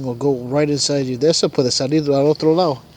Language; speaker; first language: Spanish; early bilingual, heritage; English